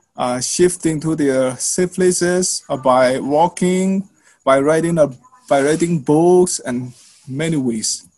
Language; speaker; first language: English; non-native, learner; Burmese